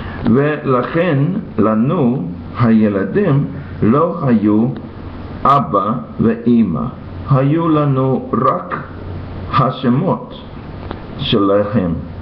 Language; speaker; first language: Hebrew; non-native, learner; English